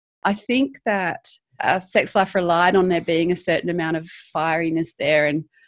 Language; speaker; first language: English; native; English